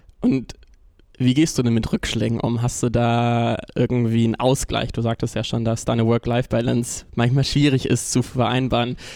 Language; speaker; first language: German; native; German